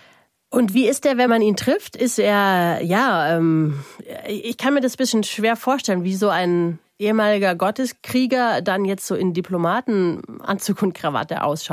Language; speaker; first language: German; native; German